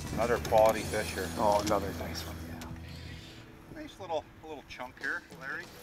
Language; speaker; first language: English; native; English